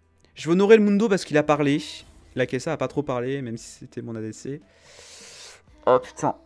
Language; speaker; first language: French; native; French